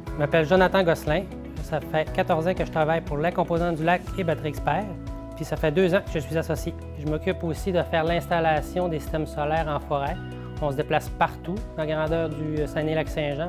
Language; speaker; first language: French; native; French